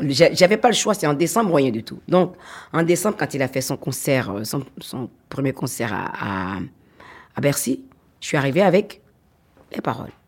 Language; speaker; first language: French; non-native, local second language; Fon